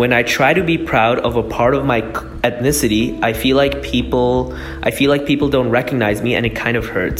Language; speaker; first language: English; native; English